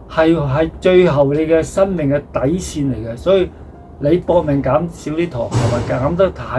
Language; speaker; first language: Cantonese; native; Cantonese